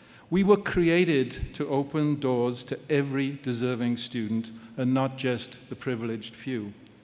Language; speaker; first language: English; native; English